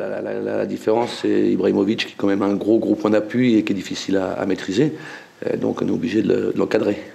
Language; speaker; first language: French; native; French